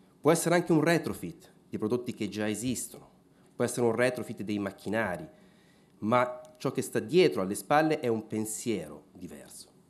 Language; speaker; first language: Italian; native; Italian